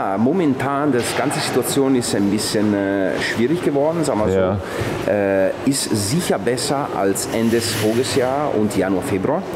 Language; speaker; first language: German; non-native, fluent; Italian